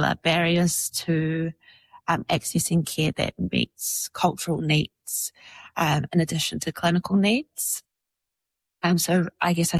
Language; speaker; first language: English; native; English